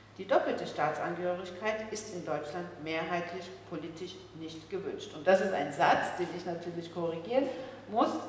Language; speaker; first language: German; early bilingual, other home language; Turkish